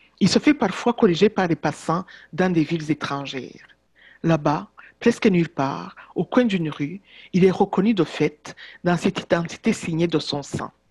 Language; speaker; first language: French; non-native, local second language; Kinyarwanda